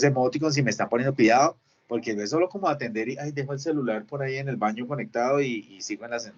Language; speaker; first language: Spanish; native; Spanish